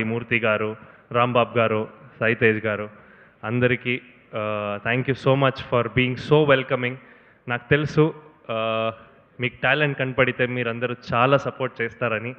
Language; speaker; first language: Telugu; non-native, learner; Kannada